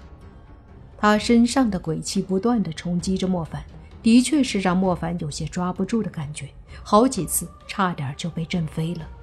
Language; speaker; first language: Chinese; native; Chinese